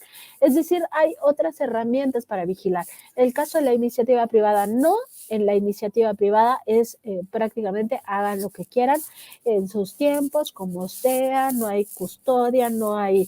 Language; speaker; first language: Spanish; native; Spanish